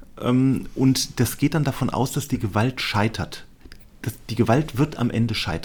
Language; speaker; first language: German; native; German